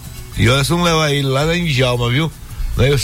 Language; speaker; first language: Portuguese; native; Portuguese